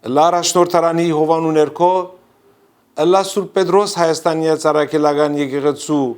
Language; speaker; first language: Armenian; early bilingual, heritage; Armenian